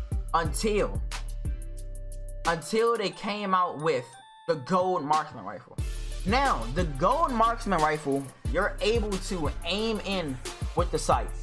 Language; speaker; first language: English; native; English